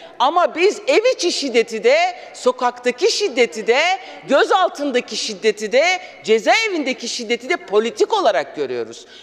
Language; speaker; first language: Turkish; non-native, local second language; Kurdish